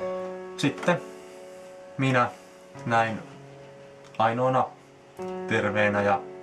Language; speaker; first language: Finnish; native; Finnish